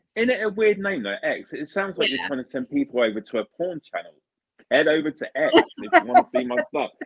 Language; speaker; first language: English; early bilingual, other home language; Italian